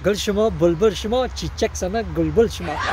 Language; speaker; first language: Turkish; non-native, learner; Tajik